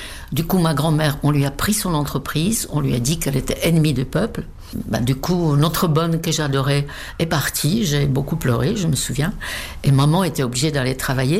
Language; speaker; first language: French; non-native, fluent; Czech